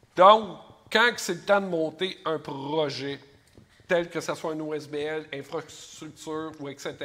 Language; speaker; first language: French; native; French